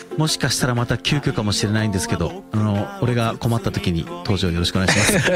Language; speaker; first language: Japanese; native; Japanese